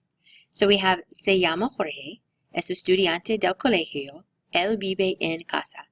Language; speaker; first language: Spanish; non-native, fluent; English